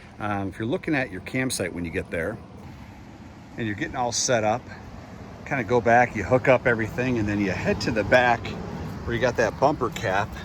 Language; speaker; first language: English; native; English